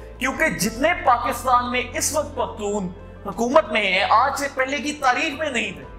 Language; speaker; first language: Urdu; non-native, local second language; Punjabi